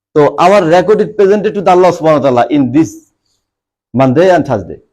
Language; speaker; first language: English; non-native, local second language; Bangla